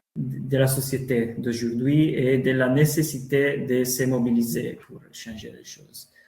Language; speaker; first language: French; non-native, fluent; Italian